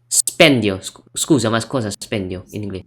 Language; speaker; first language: Italian; non-native, learner; Indonesian